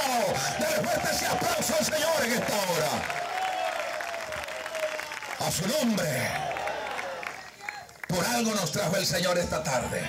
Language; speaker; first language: Spanish; native; Spanish